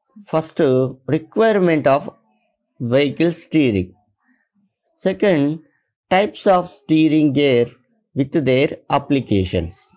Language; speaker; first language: English; non-native, local second language; Telugu